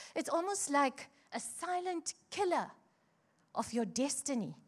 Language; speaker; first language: English; native; English